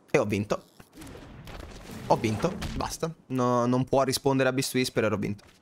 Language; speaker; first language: Italian; native; Italian